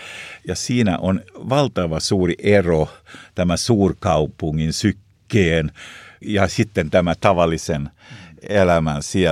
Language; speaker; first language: Finnish; non-native, local second language; Swedish